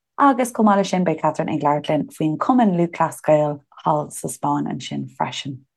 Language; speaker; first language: Irish; non-native, local second language; English